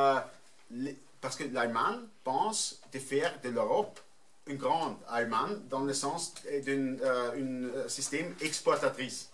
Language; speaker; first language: French; non-native, fluent; German